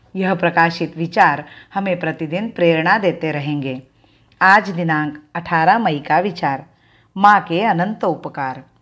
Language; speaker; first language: Hindi; non-native, local second language; Marathi